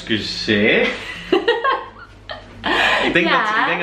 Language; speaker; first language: Dutch; native; Dutch